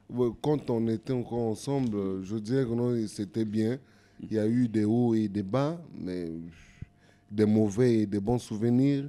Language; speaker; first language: French; non-native, local second language; Lingala